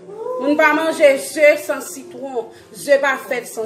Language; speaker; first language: French; non-native, learner; Haitian Creole